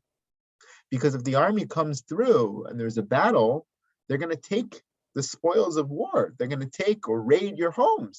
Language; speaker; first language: English; native; English